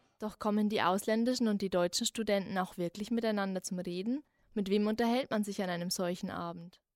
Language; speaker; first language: German; native; German